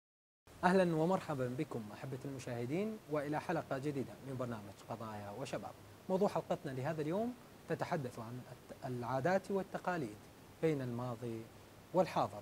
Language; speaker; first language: Arabic; native; Arabic